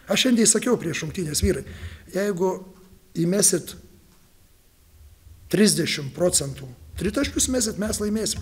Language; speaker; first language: Lithuanian; native; Lithuanian